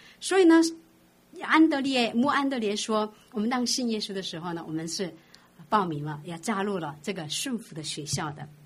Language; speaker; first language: Chinese; non-native, fluent; Korean